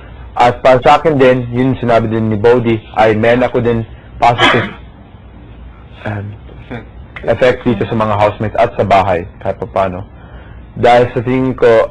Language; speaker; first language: Filipino; early bilingual, heritage; Filipino